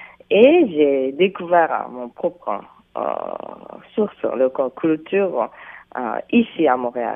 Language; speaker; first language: French; non-native, fluent; Japanese